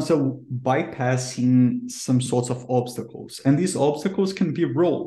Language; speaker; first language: English; non-native, fluent; Portuguese